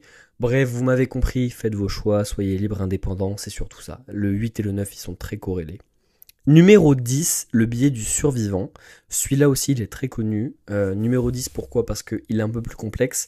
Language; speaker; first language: French; native; French